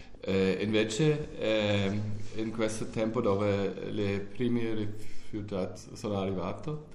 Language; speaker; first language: Italian; non-native, learner; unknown